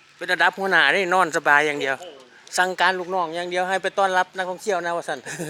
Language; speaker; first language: Thai; native; Thai